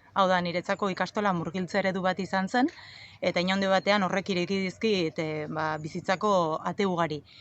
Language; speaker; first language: Basque; non-native, local second language; Spanish